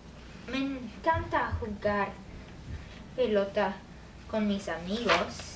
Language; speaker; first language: Spanish; non-native, learner; English